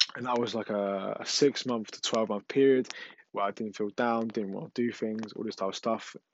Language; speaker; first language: English; native; English